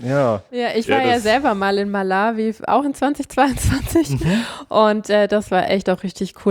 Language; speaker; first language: German; native; German